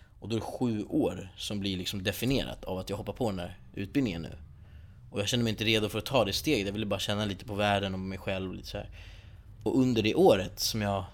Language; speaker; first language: Swedish; early bilingual, other home language; Persian